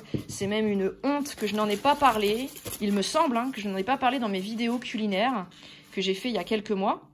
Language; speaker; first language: French; native; French